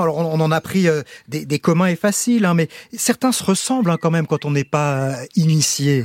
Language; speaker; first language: French; native; French